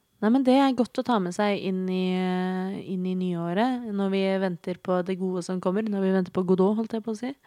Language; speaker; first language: Norwegian; native; Norwegian